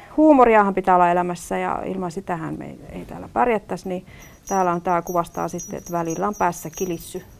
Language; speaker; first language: Finnish; native; Finnish